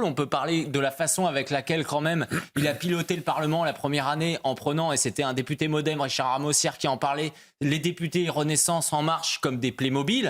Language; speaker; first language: French; native; French